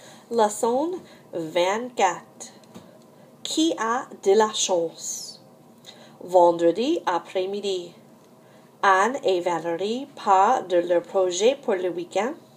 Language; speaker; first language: French; non-native, fluent; English